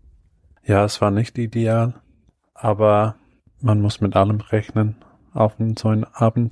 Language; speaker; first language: German; non-native, fluent; English